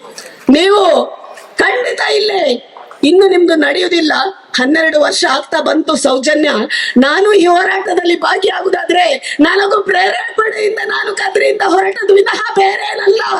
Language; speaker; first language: Kannada; native; Kannada